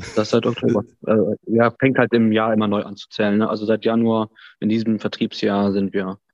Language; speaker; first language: German; native; German